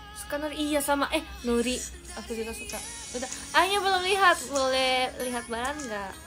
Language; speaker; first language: Indonesian; non-native, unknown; Japanese